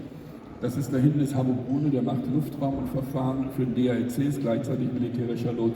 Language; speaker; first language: German; native; German